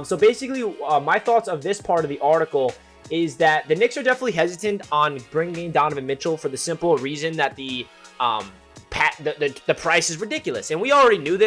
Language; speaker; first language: English; native; English